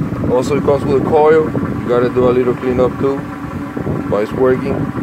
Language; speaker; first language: English; non-native, fluent; Spanish